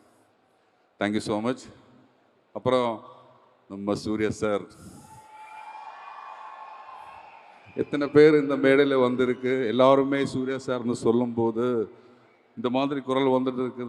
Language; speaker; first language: Tamil; non-native, learner; Malayalam